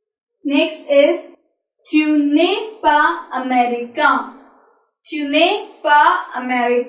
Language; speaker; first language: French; non-native, fluent; Hindi